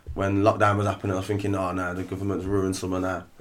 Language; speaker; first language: English; native; English